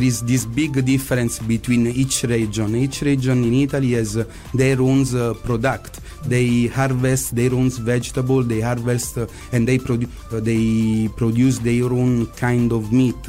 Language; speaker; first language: English; non-native, fluent; Italian